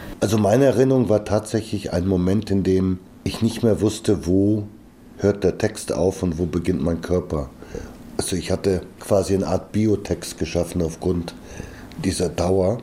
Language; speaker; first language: German; early bilingual, other home language; Bulgarian